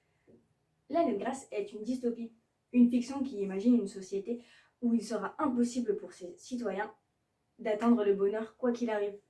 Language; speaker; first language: French; native; French